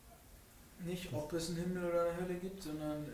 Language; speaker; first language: German; native; German